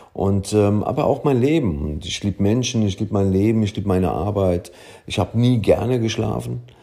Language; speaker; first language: German; early bilingual, other home language; Italian